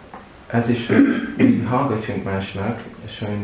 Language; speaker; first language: Hungarian; non-native, learner; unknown